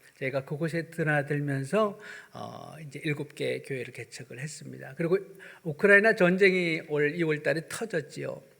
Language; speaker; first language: Korean; native; Korean